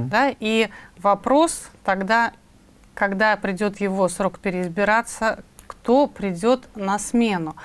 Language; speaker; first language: Russian; native; Russian